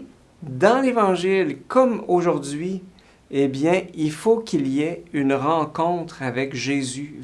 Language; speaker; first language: French; native; French